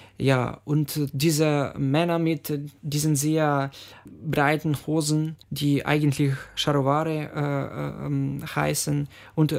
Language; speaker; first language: German; non-native, fluent; Ukrainian